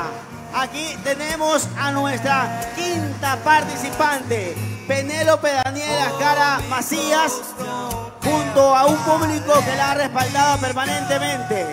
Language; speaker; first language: Spanish; native; Spanish